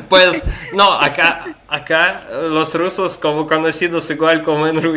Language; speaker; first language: Spanish; non-native, learner; Russian